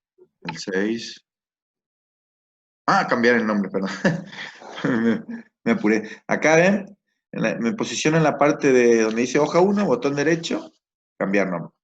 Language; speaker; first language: Spanish; native; Spanish